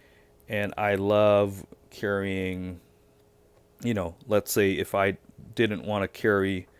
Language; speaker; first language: English; native; English